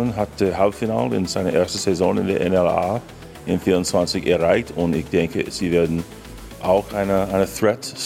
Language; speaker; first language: German; non-native, fluent; English